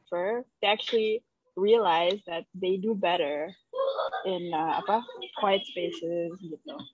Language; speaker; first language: English; early bilingual, other home language; Indonesian